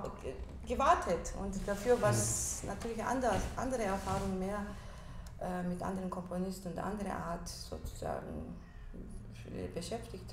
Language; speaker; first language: German; non-native, fluent; Korean